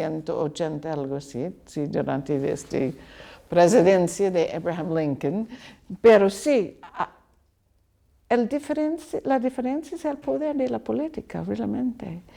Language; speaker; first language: Spanish; non-native, learner; English